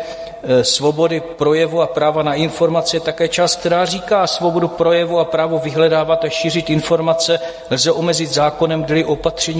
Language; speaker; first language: Czech; native; Czech